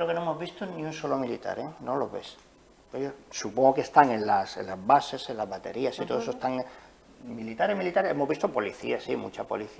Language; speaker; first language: Spanish; native; Spanish